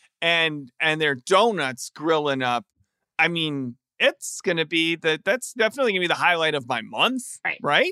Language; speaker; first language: English; native; English